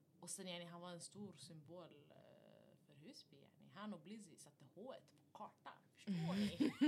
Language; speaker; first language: Swedish; early bilingual, other home language; Arabic